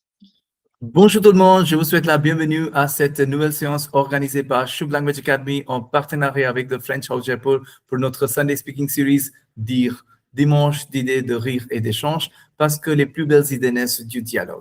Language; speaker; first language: French; non-native, fluent; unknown